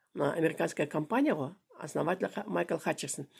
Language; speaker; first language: Russian; non-native, local second language; Kazakh